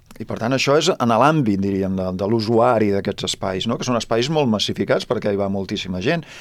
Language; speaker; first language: Catalan; native; Catalan